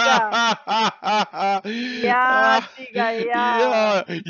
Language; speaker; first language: German; non-native, learner; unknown